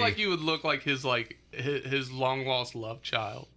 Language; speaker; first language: English; native; English